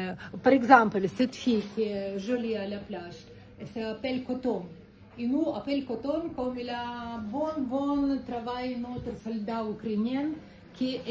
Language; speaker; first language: French; non-native, learner; Ukrainian